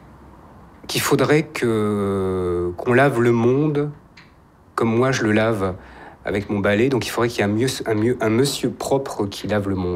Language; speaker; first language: French; native; French